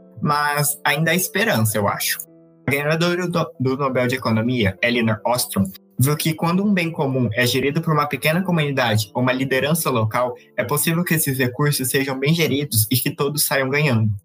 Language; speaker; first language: Portuguese; native; Portuguese